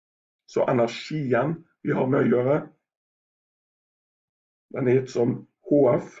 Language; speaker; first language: Norwegian; native; Norwegian